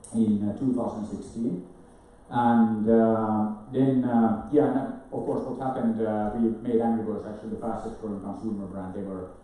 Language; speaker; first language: English; non-native, fluent; Finnish